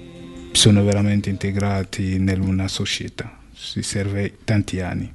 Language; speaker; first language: Italian; non-native, fluent; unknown